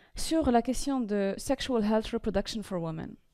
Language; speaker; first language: French; non-native, local second language; Arabic